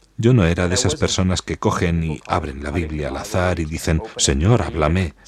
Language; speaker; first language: Spanish; non-native, fluent; English